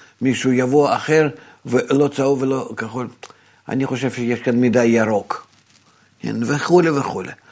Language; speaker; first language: Hebrew; non-native, fluent; Russian